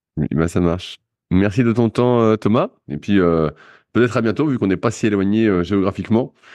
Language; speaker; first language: French; native; French